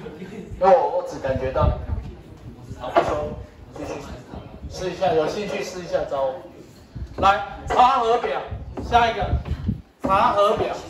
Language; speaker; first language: Chinese; native; Chinese